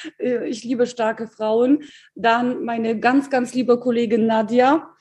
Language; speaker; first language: German; early bilingual, other home language; Polish